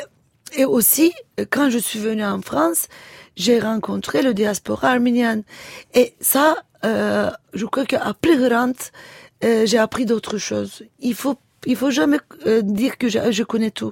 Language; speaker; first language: French; non-native, fluent; Turkish